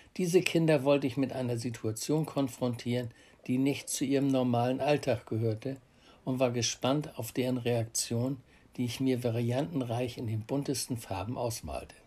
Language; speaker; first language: German; native; German